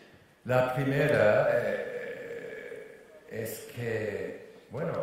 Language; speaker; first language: Spanish; non-native, fluent; English